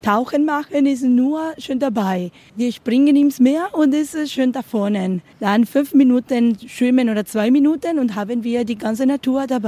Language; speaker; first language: German; non-native, learner; Spanish